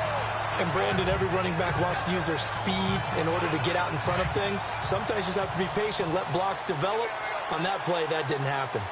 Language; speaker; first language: English; native; English